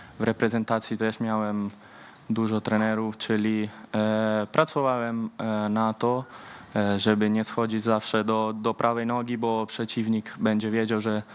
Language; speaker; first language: Polish; early bilingual, heritage; Polish